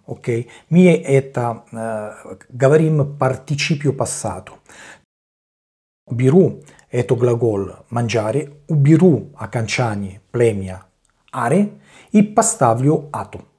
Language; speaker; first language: Russian; non-native, learner; Italian